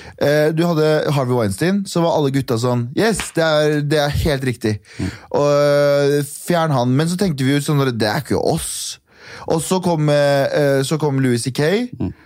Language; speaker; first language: Norwegian; early bilingual, other home language; Kurdish